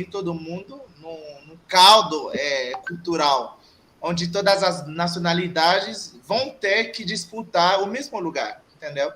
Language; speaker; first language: Portuguese; non-native, fluent; Haitian Creole